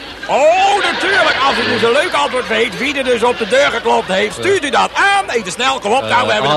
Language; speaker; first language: Dutch; native; Dutch